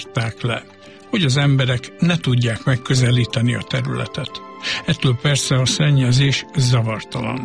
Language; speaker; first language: Hungarian; native; Hungarian